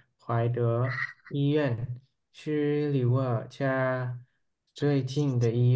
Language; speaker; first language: Chinese; non-native, learner; Vietnamese